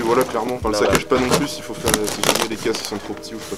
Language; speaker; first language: French; native; French